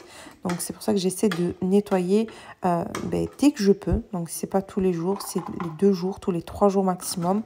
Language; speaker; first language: French; native; French